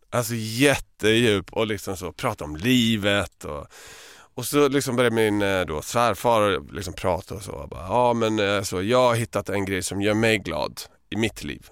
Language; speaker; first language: Swedish; early bilingual, other home language; Serbian